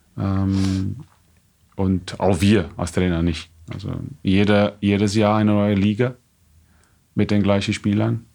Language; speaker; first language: German; non-native, fluent; Portuguese